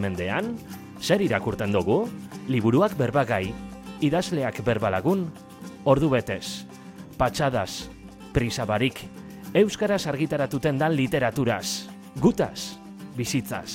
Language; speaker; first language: Basque; native; Basque